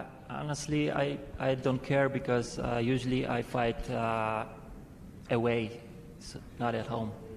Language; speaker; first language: English; non-native, fluent; Polish